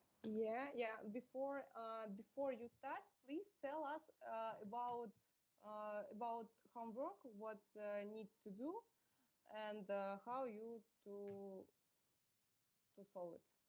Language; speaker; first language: English; non-native, fluent; Russian